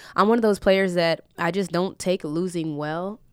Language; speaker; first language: English; native; English